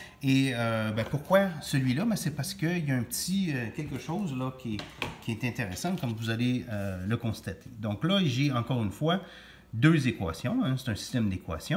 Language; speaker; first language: French; native; French